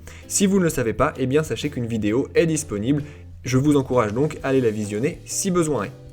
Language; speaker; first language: French; native; French